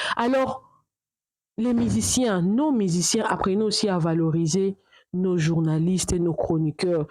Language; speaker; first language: French; non-native, local second language; Lingala